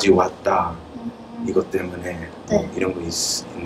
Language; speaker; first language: Korean; early bilingual, heritage; Korean